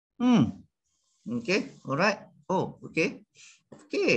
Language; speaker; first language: Malay; native; Malay